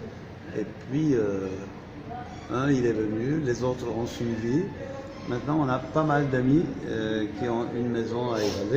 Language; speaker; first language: French; non-native, fluent; Turkish